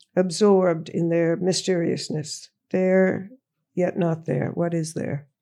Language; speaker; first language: English; native; English